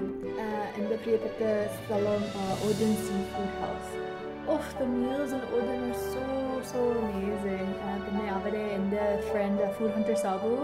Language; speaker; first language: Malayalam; non-native, learner; English